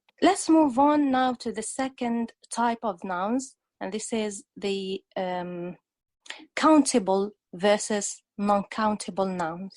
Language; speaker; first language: English; non-native, fluent; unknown